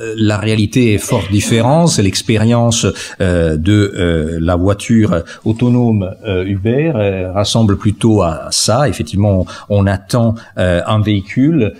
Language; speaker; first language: French; non-native, fluent; Italian